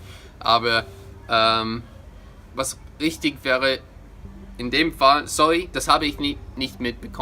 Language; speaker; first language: German; non-native, fluent; English